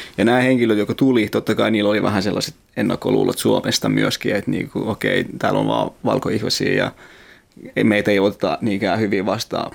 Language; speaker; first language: Finnish; early bilingual, other home language; Persian